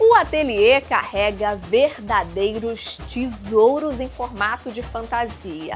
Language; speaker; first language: Portuguese; native; Portuguese